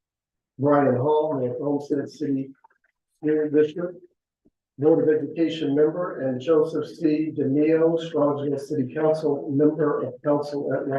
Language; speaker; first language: English; native; English